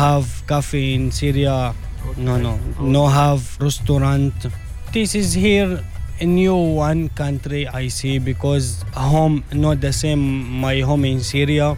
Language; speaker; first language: English; non-native, learner; Arabic